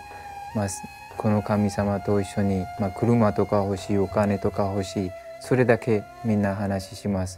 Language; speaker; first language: Japanese; non-native, learner; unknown